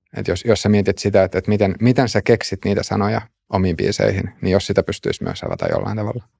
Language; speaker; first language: Finnish; native; Finnish